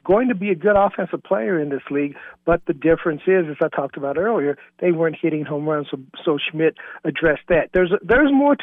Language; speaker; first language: English; native; English